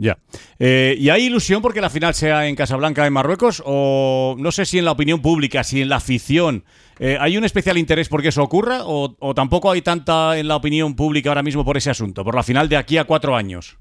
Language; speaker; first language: Spanish; native; Spanish